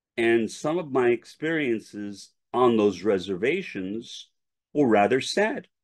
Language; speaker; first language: English; native; English